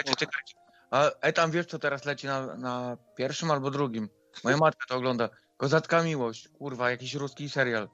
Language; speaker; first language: Polish; native; Polish